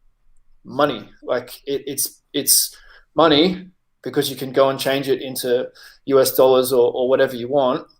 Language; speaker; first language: English; native; English